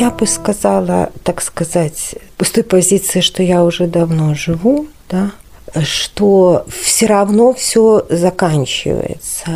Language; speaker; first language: Russian; native; Russian